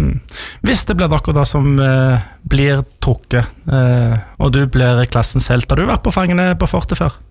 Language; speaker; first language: Norwegian; native; Norwegian